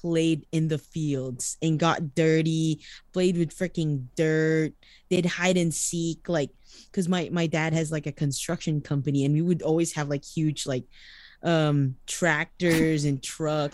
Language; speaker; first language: English; non-native, local second language; Iloko